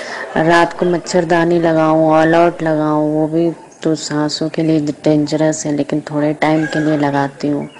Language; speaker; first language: Hindi; native; Hindi